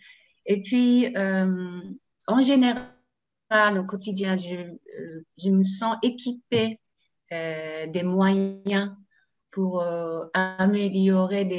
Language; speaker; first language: French; non-native, learner; Japanese